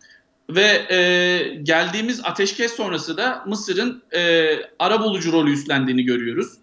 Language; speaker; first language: Turkish; native; Turkish